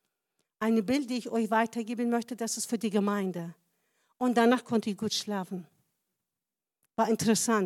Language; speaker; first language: German; non-native, fluent; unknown